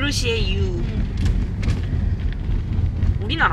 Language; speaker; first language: Korean; native; Korean